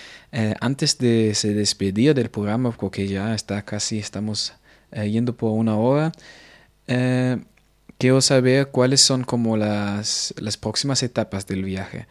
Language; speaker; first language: Spanish; non-native, fluent; Portuguese